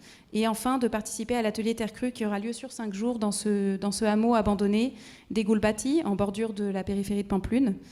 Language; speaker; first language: French; native; French